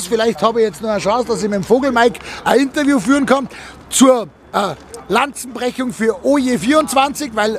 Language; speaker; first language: German; native; German